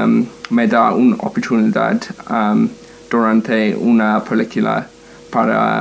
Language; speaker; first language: Spanish; non-native, learner; English